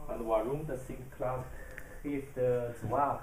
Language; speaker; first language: Dutch; non-native, learner; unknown